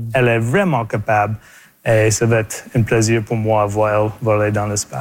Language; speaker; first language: French; non-native, local second language; English